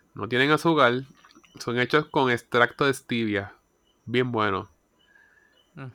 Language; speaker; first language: Spanish; native; Spanish